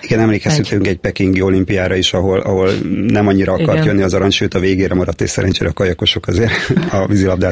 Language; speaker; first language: Hungarian; native; Hungarian